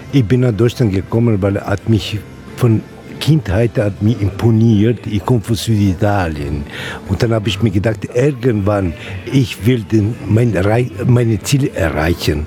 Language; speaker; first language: German; non-native, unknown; Italian